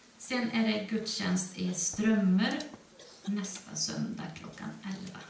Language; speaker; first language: Swedish; native; Swedish